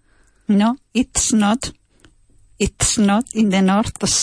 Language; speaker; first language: English; non-native, learner; Spanish